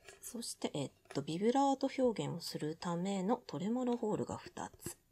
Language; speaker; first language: Japanese; native; Japanese